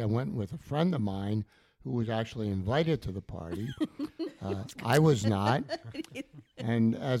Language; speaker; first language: English; native; English